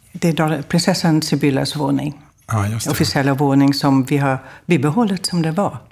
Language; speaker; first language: Swedish; non-native, fluent; German